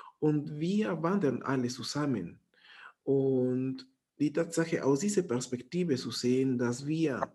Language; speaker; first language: German; non-native, fluent; Spanish